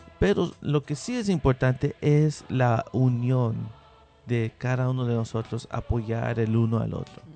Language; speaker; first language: Spanish; early bilingual, heritage; Spanish